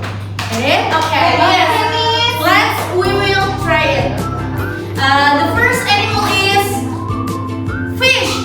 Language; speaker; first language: English; non-native, learner; Indonesian